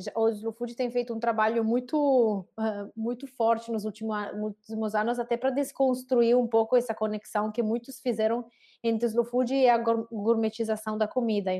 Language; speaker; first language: Portuguese; non-native, fluent; Italian